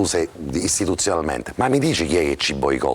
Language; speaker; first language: Italian; native; Italian